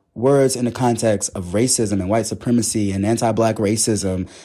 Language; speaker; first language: English; native; English